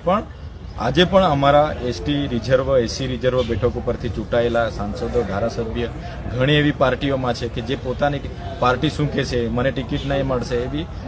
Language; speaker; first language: Gujarati; non-native, local second language; Vasavi